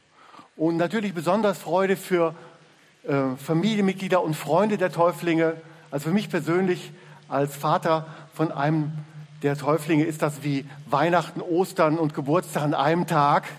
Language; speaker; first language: German; native; German